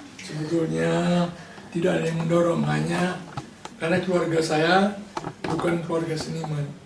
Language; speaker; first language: Indonesian; non-native, local second language; Balinese